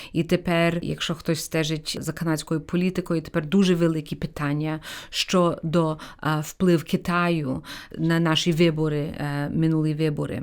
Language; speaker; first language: Ukrainian; early bilingual, heritage; Ukrainian